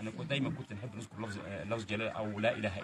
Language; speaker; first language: Arabic; native; Arabic